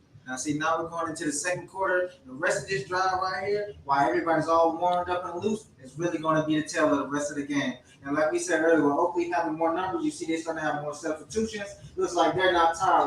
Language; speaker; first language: English; native; English